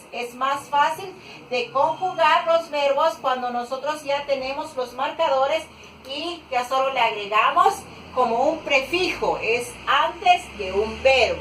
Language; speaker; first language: Spanish; non-native, local second language; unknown